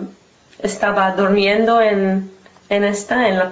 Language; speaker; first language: Spanish; non-native, learner; English